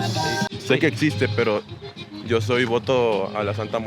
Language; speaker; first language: Spanish; native; Spanish